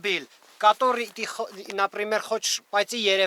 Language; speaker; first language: Russian; non-native, learner; Armenian